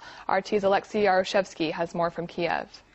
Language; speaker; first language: English; native; English